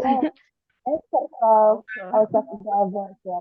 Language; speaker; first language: German; non-native, learner; Indonesian